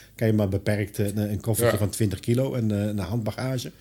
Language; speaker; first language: Dutch; non-native, fluent; Italian